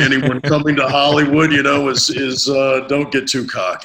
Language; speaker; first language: English; native; English